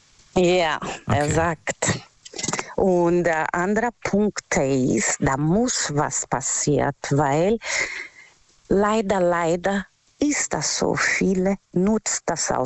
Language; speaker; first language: German; non-native, fluent; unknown